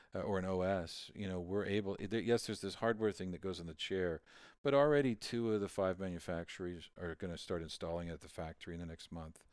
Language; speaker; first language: English; native; English